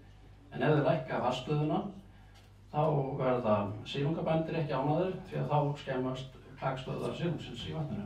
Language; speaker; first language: Icelandic; native; Icelandic